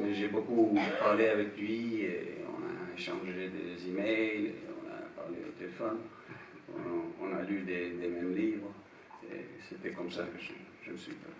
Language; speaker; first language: French; non-native, fluent; English